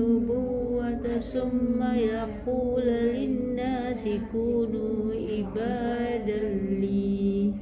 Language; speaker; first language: Arabic; non-native, learner; Malay